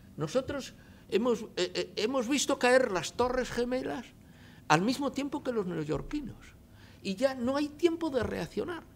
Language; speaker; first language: Spanish; native; Spanish